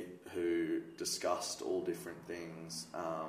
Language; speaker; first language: English; native; English